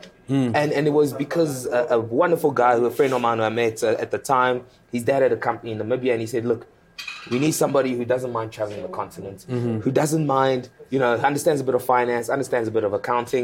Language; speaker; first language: English; early bilingual, other home language; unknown